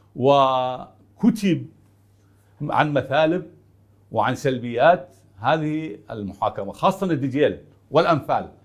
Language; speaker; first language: Arabic; native; Arabic